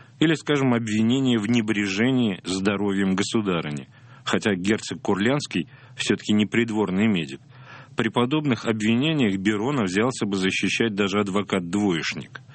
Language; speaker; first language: Russian; native; Russian